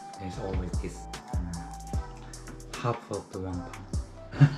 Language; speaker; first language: English; non-native, learner; Korean